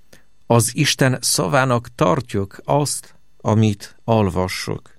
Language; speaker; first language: Hungarian; non-native, fluent; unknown